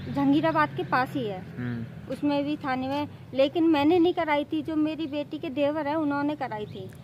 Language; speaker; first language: Hindi; native; Hindi